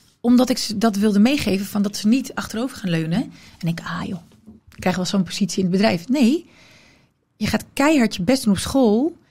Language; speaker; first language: Dutch; early bilingual, other home language; Riffian